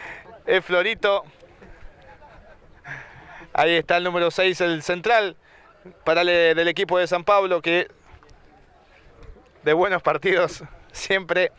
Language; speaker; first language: Spanish; native; Spanish